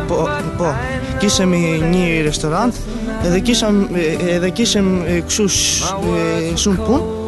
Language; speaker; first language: Albanian; early bilingual, heritage; Albanian